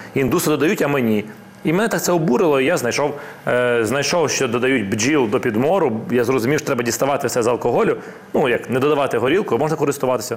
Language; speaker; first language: Ukrainian; non-native, local second language; Russian